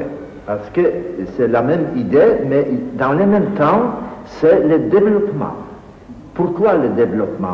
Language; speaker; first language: French; non-native, fluent; Polish